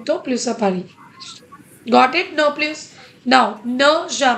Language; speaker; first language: French; non-native, fluent; Hindi